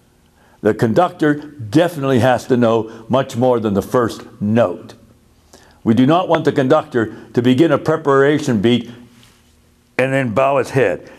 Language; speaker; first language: English; native; English